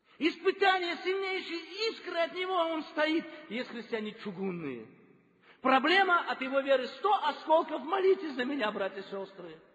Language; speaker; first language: Russian; non-native, local second language; Tajik